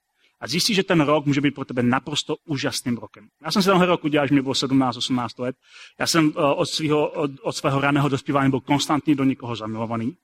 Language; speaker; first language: Czech; native; Czech